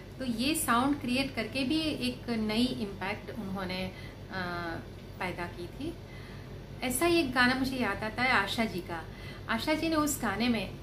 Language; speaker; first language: Hindi; non-native, local second language; Gujarati